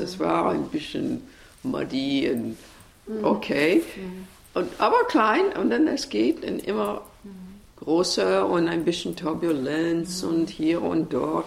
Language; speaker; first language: German; non-native, learner; English